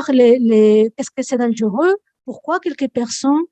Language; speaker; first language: French; non-native, fluent; Spanish